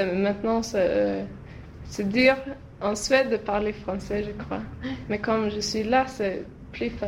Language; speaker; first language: French; non-native, learner; Swedish